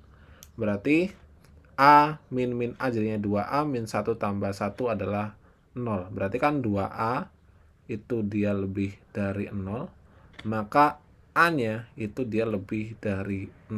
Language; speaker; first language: Indonesian; native; Indonesian